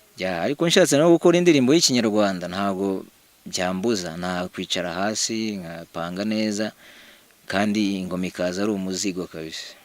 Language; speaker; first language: Kinyarwanda; early bilingual, heritage; Kinyarwanda